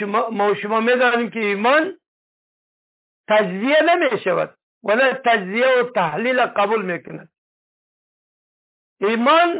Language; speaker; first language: Persian; native; Persian